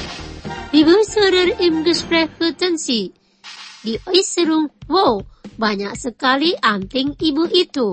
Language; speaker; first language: German; non-native, fluent; Indonesian